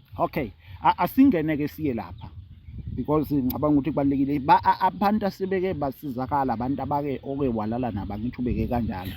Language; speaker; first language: Zulu; native; Zulu